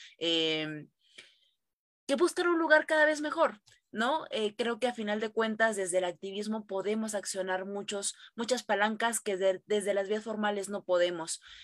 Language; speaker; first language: Spanish; native; Spanish